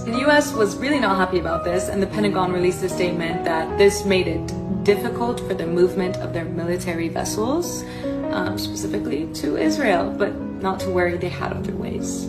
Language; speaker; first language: English; native; English